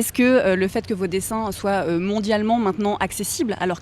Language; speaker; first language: French; native; French